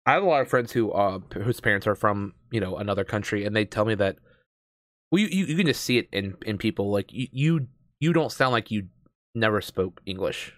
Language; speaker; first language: English; native; English